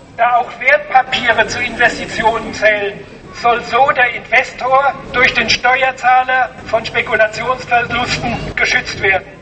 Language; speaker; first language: German; native; German